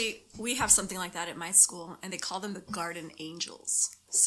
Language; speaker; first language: English; native; English